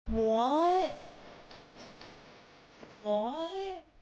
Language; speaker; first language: English; native; English